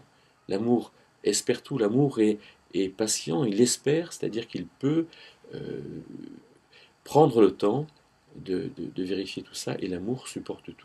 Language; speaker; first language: French; native; French